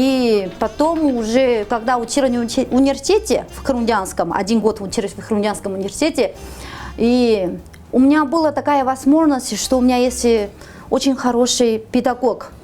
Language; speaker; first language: Russian; non-native, fluent; Chinese